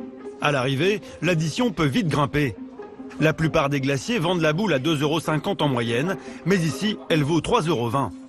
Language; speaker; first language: French; native; French